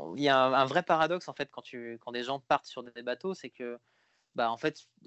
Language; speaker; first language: French; native; French